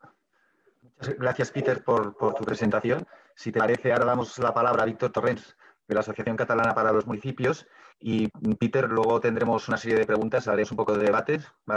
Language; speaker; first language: Spanish; native; Spanish